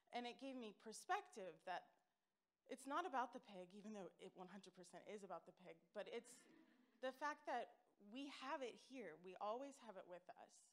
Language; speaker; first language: English; native; English